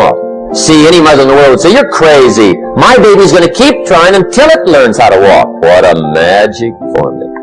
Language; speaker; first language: English; native; English